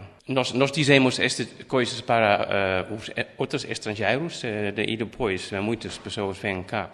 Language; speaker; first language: Portuguese; non-native, learner; Dutch